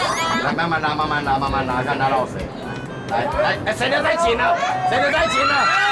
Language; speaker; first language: Chinese; native; Chinese